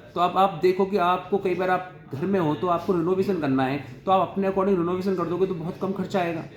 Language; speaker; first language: Hindi; native; Hindi